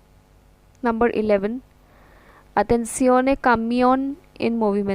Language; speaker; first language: Italian; non-native, fluent; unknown